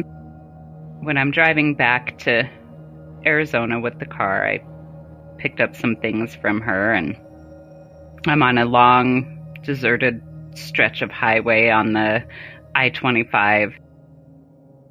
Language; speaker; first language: English; native; English